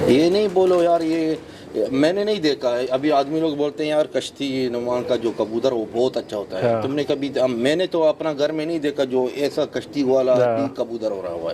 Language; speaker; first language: Hindi; non-native, learner; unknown